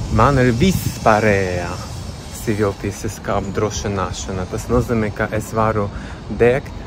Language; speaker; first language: Latvian; non-native, learner; Russian